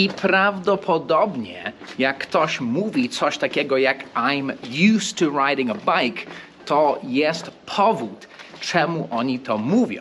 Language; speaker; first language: Polish; non-native, fluent; English